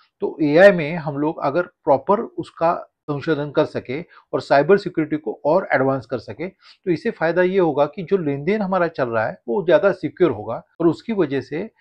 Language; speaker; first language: Hindi; non-native, local second language; Marathi